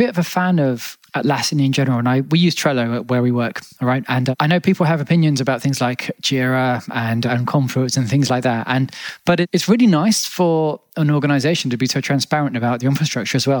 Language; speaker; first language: English; native; English